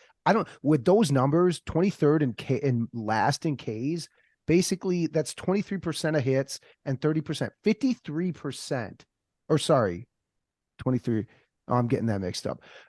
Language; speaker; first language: English; native; English